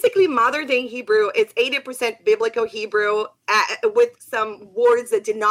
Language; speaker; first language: English; non-native, fluent; Portuguese